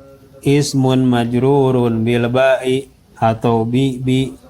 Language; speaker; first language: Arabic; non-native, fluent; Indonesian